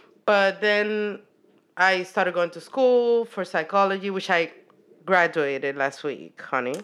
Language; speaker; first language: English; non-native, fluent; Spanish